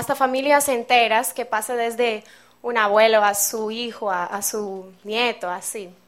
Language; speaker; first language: Spanish; non-native, fluent; English